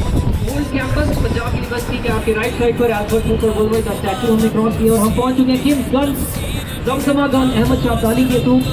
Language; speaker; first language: Hindi; native; Hindi